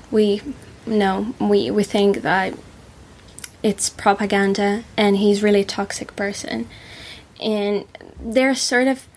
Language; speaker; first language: English; non-native, fluent; Russian